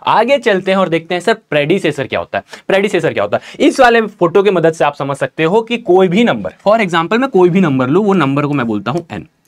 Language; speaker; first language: Hindi; native; Hindi